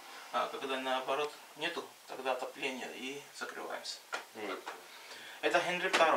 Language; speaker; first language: Russian; non-native, learner; Georgian